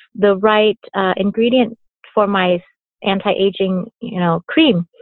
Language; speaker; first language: English; early bilingual, other home language; Vietnamese